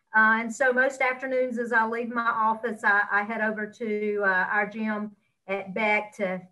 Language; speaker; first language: English; native; English